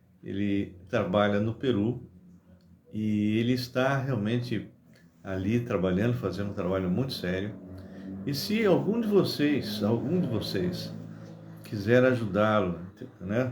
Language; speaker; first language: Portuguese; native; Portuguese